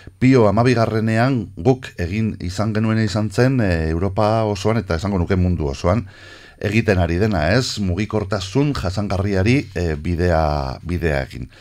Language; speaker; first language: Basque; non-native, local second language; Spanish